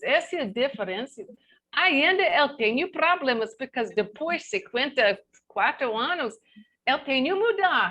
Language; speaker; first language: Portuguese; non-native, learner; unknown